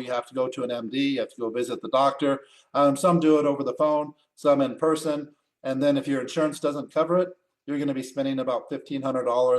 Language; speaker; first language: English; native; English